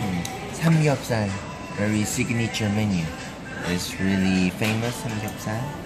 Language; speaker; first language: English; non-native, learner; Korean